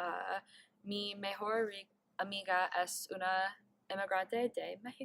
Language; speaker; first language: Spanish; non-native, learner; English